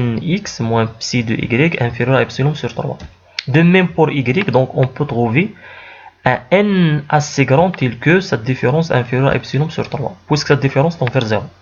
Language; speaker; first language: French; non-native, local second language; Arabic